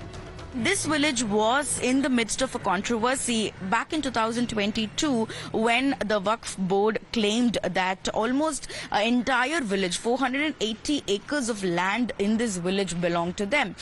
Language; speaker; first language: English; non-native, local second language; Tamil